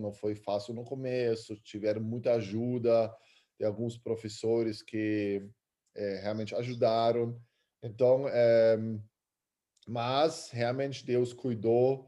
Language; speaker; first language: Portuguese; early bilingual, other home language; German